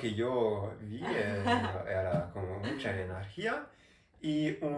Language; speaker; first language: Spanish; non-native, learner; German